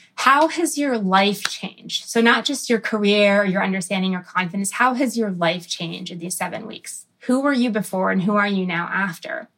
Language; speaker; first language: English; early bilingual, other home language; Arabic